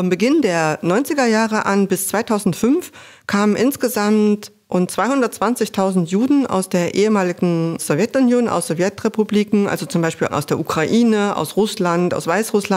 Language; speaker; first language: German; native; German